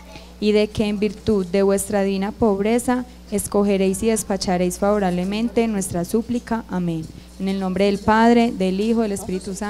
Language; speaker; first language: Spanish; native; Spanish